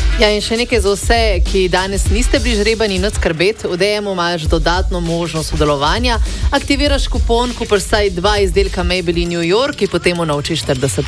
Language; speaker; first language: Slovenian; native; Slovenian